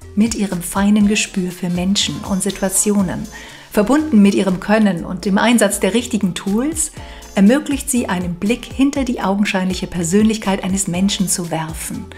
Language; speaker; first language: German; native; German